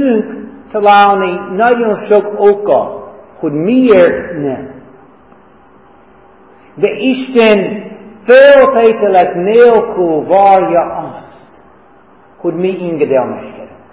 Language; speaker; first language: Hungarian; non-native, fluent; English